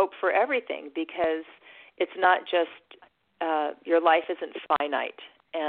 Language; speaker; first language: English; native; English